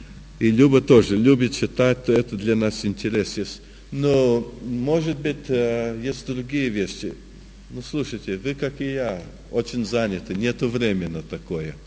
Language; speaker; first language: Russian; early bilingual, heritage; Russian